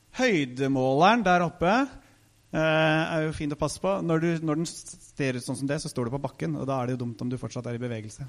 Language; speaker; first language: Norwegian; native; Norwegian